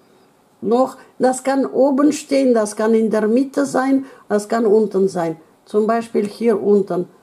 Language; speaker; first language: German; non-native, learner; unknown